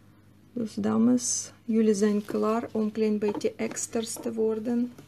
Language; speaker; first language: Dutch; non-native, learner; Russian